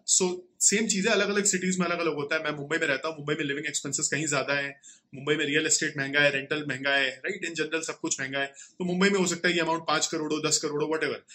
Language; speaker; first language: Hindi; native; Hindi